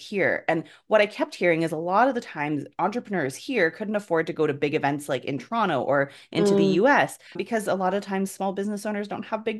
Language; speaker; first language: English; native; English